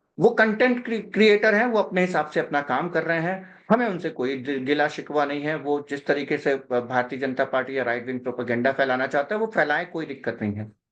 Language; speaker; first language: Hindi; native; Hindi